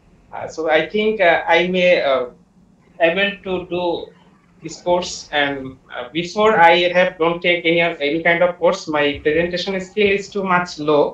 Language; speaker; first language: English; non-native, learner; Bangla